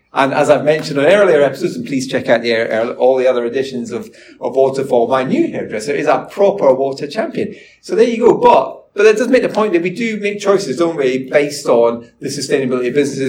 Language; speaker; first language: English; native; English